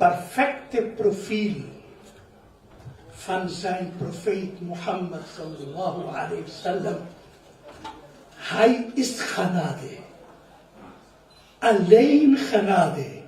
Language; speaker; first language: Dutch; non-native, fluent; Urdu